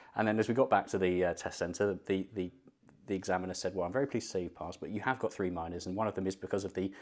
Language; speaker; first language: English; native; English